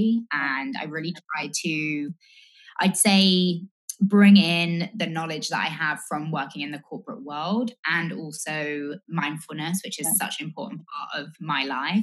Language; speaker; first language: English; native; English